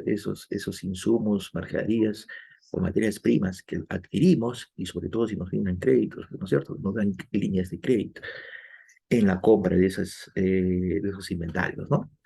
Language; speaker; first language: Spanish; native; Spanish